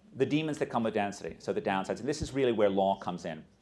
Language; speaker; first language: English; native; English